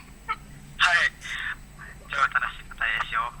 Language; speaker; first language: Japanese; non-native, learner; Indonesian